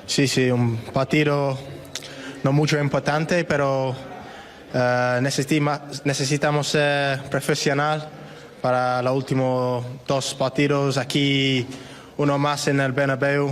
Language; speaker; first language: Spanish; non-native, learner; English